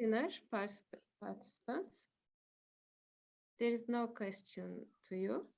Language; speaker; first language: English; non-native, learner; Turkish